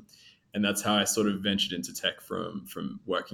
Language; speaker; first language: English; native; English